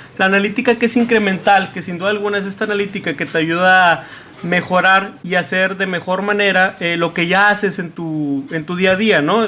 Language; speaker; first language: Spanish; native; Spanish